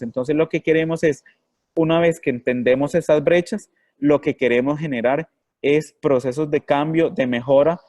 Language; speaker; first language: Spanish; native; Spanish